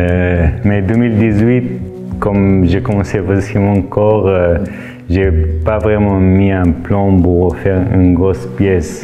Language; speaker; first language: French; non-native, fluent; Arabic